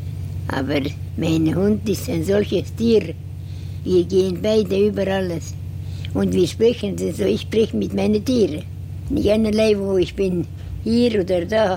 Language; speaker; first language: German; non-native, learner; Estonian